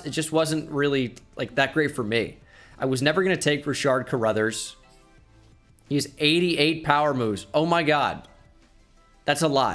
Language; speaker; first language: English; native; English